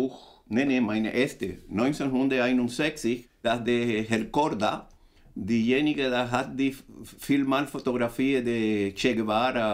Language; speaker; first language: German; non-native, fluent; Spanish